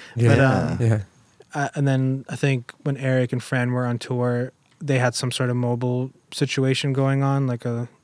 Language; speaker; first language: English; early bilingual, other home language; German